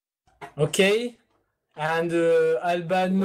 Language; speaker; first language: English; non-native, learner; French